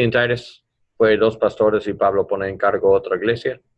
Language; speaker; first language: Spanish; non-native, learner; English